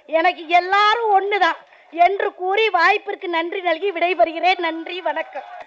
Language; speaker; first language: Tamil; native; Tamil